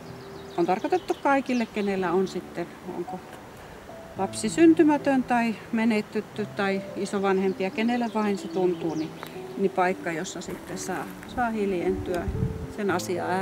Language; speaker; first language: Finnish; native; Finnish